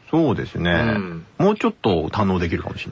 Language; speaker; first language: Japanese; native; Japanese